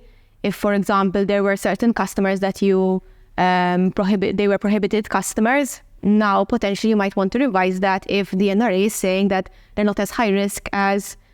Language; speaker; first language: English; non-native, local second language; Maltese